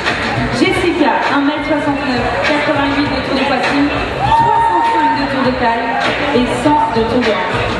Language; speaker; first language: French; native; French